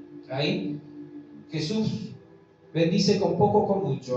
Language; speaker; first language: Spanish; native; Spanish